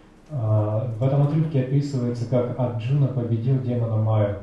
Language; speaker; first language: Russian; native; Russian